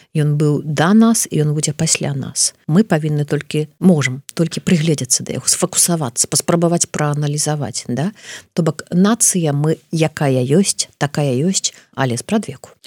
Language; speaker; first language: Belarusian; non-native, local second language; Russian